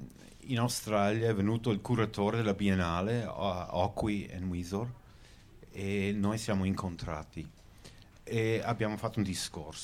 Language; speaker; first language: Italian; early bilingual, heritage; Venetian